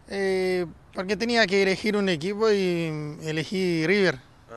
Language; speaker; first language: Spanish; non-native, fluent; Haitian Creole